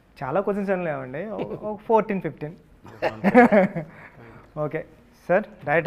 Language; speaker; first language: Telugu; native; Telugu